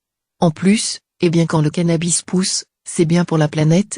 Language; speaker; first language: French; native; French